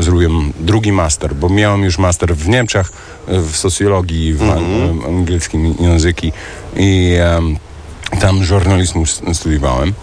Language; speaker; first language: Polish; early bilingual, heritage; German